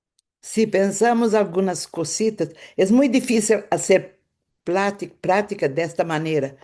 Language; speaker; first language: Spanish; non-native, fluent; Portuguese